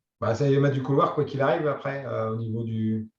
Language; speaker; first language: French; native; French